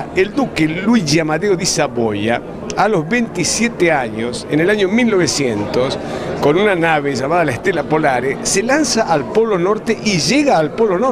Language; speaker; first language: Spanish; native; Spanish